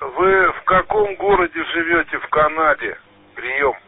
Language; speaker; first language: Russian; native; Russian